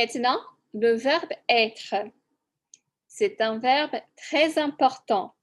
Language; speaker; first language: French; non-native, fluent; English